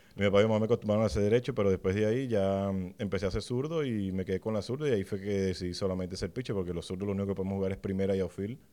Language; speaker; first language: Spanish; native; Spanish